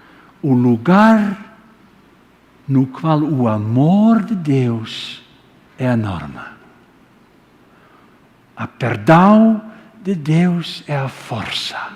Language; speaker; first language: Portuguese; non-native, fluent; Dutch